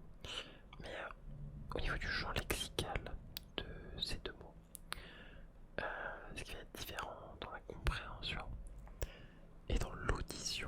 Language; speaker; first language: French; native; French